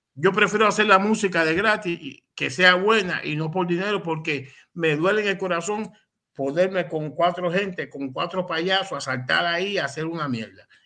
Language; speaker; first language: Spanish; native; Spanish